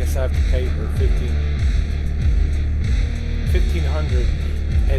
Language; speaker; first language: English; native; English